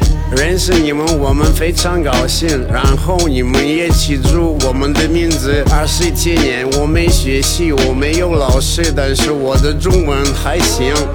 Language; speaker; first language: Chinese; non-native, learner; Russian